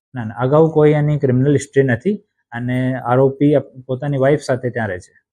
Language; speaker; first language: Hindi; non-native, local second language; Gujarati